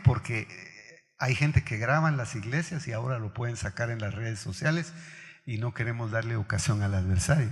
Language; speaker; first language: Spanish; native; Spanish